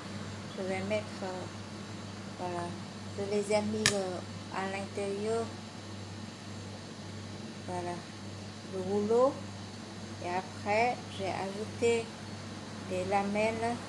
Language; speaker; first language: French; non-native, fluent; Vietnamese